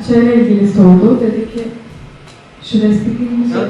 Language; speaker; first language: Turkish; non-native, fluent; Persian